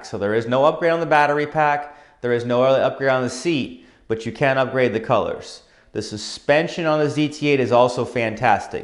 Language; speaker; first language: English; native; English